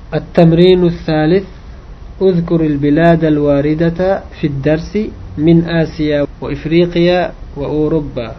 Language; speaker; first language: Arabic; non-native, fluent; Uzbek